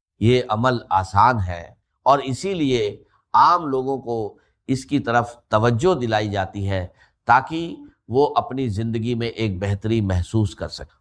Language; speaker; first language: Urdu; native; Urdu